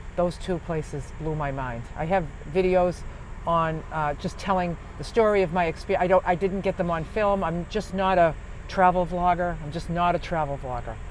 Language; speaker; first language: English; native; English